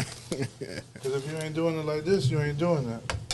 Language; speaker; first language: English; native; English